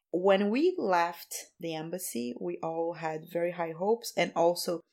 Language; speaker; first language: English; non-native, fluent; Portuguese